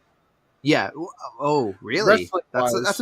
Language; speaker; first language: English; native; English